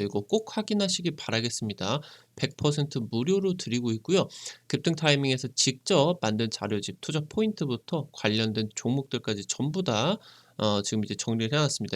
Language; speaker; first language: Korean; native; Korean